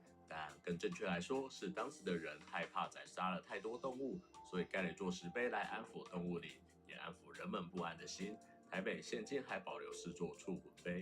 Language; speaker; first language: Chinese; native; Chinese